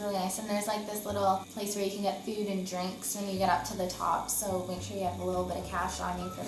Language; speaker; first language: English; native; English